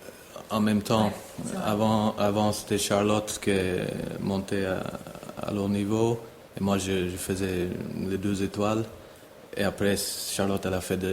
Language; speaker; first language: French; non-native, fluent; English